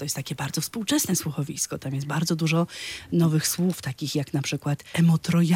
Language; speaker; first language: Polish; native; Polish